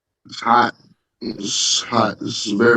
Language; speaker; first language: English; native; English